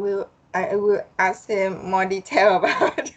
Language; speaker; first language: English; non-native, learner; Vietnamese